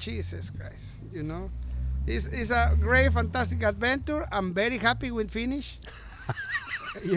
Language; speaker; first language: English; non-native, learner; Spanish